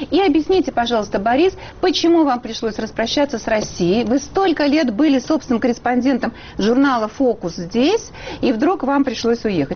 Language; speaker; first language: Russian; native; Russian